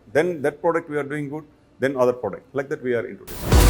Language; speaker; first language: Kannada; non-native, learner; Tamil